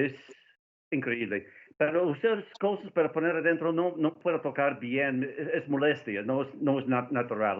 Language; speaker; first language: Spanish; non-native, fluent; English